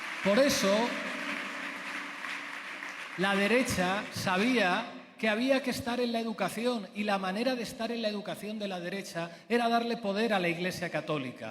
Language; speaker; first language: Spanish; native; Spanish